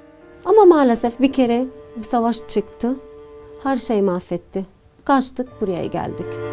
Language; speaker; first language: Turkish; non-native, learner; Arabic